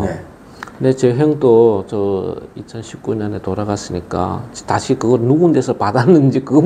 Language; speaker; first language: Korean; early bilingual, other home language; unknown